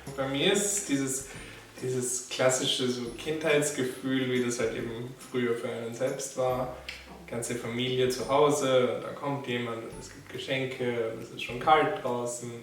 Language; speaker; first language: German; native; German